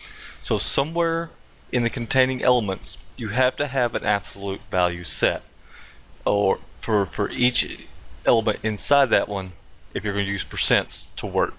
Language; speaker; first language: English; native; English